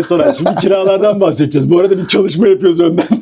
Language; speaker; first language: Turkish; native; Turkish